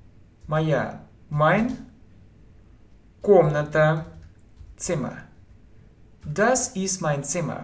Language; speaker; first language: German; non-native, fluent; Russian